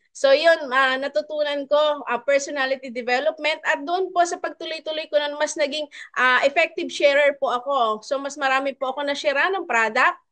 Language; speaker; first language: Filipino; native; Filipino